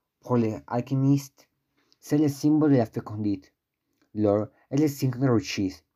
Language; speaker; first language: French; non-native, learner; Spanish